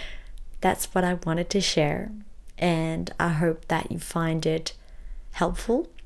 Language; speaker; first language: English; early bilingual, other home language; French